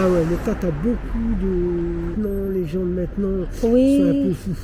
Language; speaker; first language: French; native; French